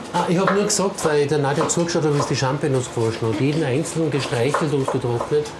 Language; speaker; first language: German; native; German